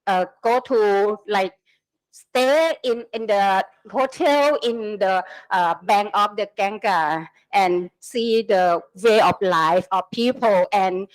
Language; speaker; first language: English; non-native, learner; Thai